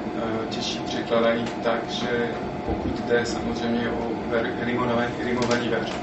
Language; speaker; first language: Czech; non-native, fluent; French